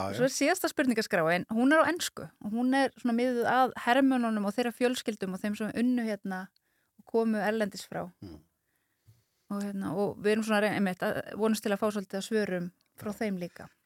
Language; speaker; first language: Icelandic; native; Icelandic